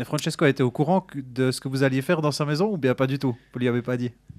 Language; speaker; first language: French; native; French